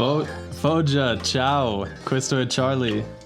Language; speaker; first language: Italian; non-native, learner; English